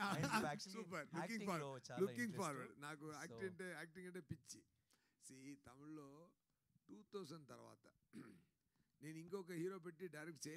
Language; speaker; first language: Telugu; non-native, learner; Tamil